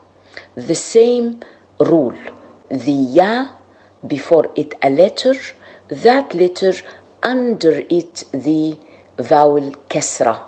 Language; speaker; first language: English; non-native, fluent; Arabic